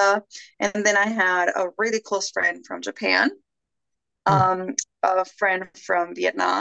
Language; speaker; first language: English; early bilingual, other home language; Spanish